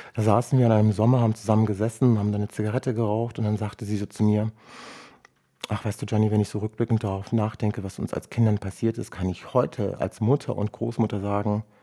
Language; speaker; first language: German; non-native, local second language; Romany